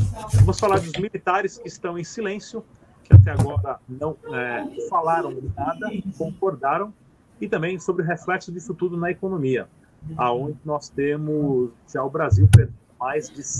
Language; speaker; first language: Portuguese; native; Portuguese